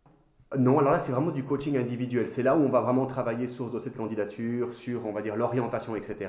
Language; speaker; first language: French; native; French